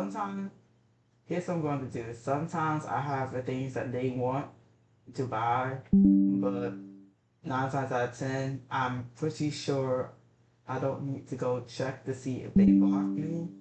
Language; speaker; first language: English; native; English